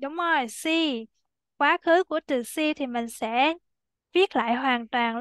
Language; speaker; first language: Vietnamese; native; Vietnamese